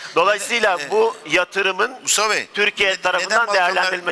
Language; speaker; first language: Turkish; native; Turkish